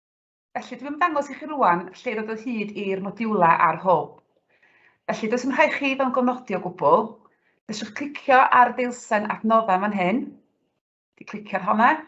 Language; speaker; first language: Welsh; native; Welsh